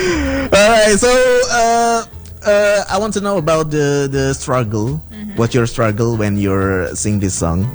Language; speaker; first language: English; non-native, learner; Indonesian